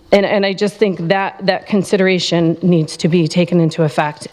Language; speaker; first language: English; native; English